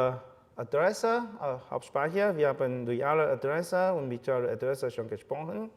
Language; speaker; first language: German; non-native, fluent; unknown